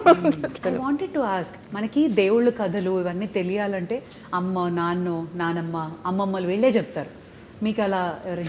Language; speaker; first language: Telugu; native; Telugu